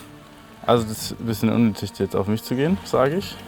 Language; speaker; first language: German; native; German